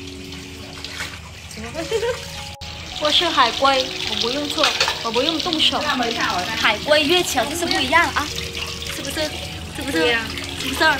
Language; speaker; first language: Chinese; non-native, fluent; Vietnamese